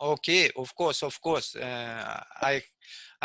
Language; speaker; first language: English; non-native, learner; Russian